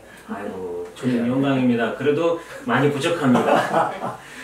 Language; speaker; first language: Korean; non-native, fluent; Russian